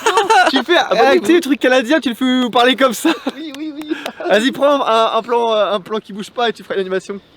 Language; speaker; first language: French; native; French